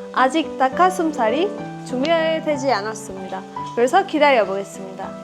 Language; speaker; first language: Korean; non-native, fluent; Persian